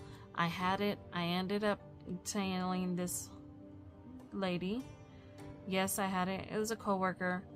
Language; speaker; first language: English; native; English